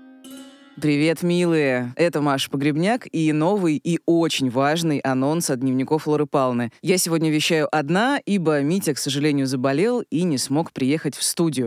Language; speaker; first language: Russian; native; Russian